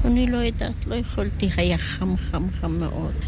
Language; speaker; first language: Hebrew; non-native, learner; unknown